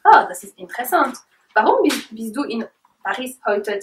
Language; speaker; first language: German; non-native, learner; French